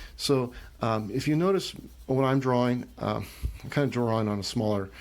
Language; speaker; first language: English; native; English